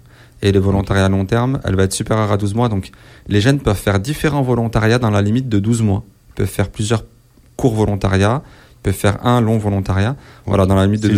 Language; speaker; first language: French; native; French